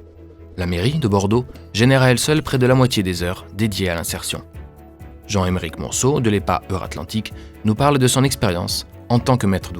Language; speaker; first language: French; native; French